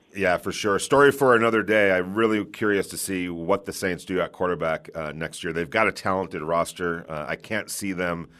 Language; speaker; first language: English; native; English